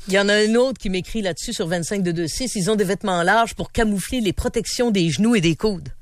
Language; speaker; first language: French; native; French